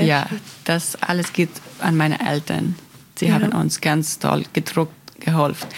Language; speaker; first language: German; non-native, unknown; Persian